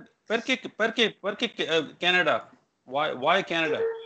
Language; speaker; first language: Italian; non-native, learner; Punjabi